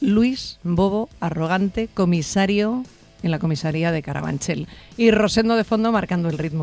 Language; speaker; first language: Spanish; native; Spanish